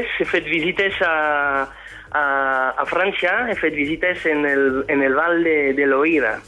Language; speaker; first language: Catalan; non-native, fluent; French